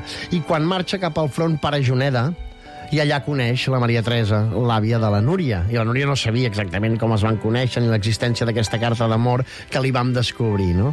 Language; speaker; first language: Catalan; native; Catalan